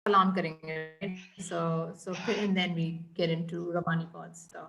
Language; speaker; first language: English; non-native, local second language; Hindi